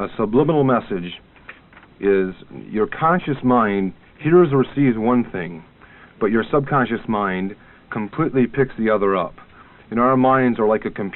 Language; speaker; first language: English; native; English